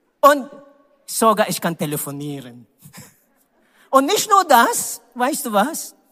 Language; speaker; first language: German; non-native, learner; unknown